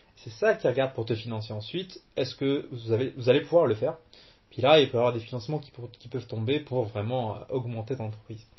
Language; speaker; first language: French; early bilingual, other home language; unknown